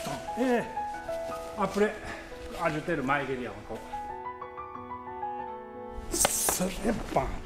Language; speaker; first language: French; non-native, learner; Japanese